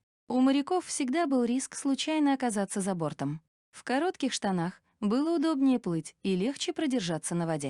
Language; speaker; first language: Russian; native; Russian